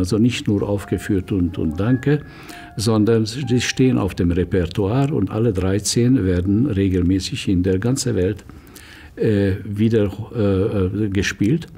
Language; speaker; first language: German; non-native, fluent; Hungarian